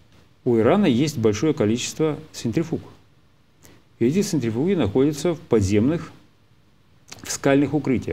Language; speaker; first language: Russian; native; Russian